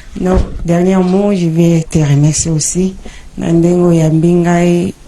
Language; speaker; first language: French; early bilingual, heritage; Lingala